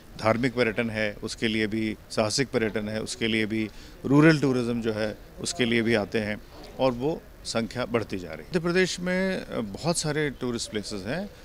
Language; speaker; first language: Hindi; native; Hindi